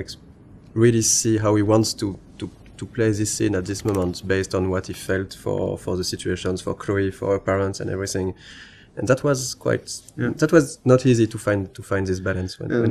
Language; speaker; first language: English; non-native, fluent; French